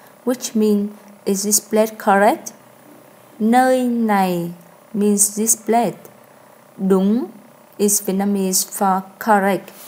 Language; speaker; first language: English; non-native, learner; Vietnamese